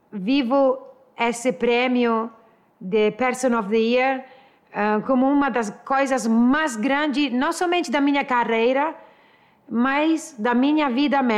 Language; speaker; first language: Portuguese; non-native, learner; Italian